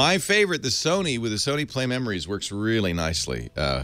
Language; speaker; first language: English; native; English